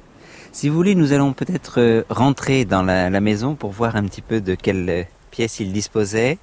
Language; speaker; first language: French; native; French